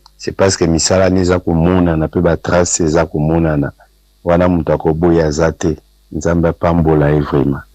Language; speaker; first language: Lingala; native; Lingala